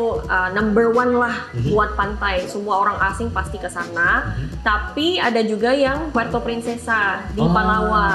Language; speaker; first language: Indonesian; non-native, learner; Filipino